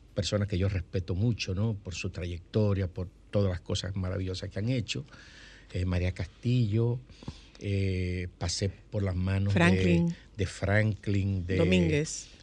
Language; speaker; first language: Spanish; native; Spanish